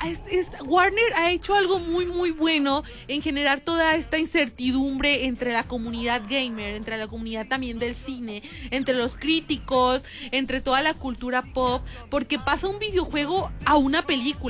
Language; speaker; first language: Spanish; native; Spanish